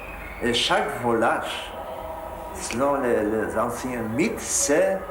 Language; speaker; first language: French; non-native, fluent; Polish